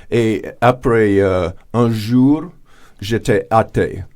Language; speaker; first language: French; non-native, fluent; English